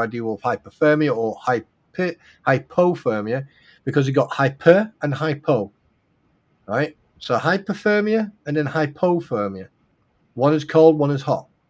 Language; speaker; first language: English; native; English